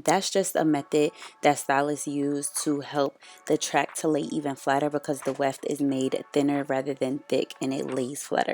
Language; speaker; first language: English; native; English